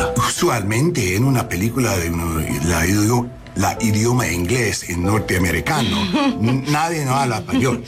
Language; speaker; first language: Spanish; non-native, learner; English